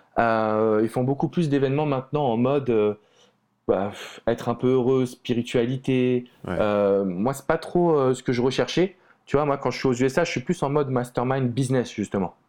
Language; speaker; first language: French; native; French